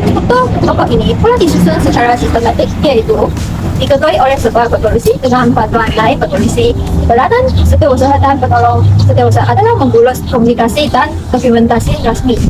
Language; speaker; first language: Malay; non-native, local second language; Chinese